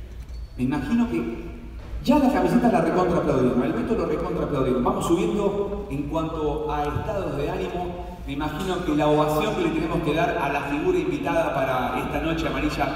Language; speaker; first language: Spanish; native; Spanish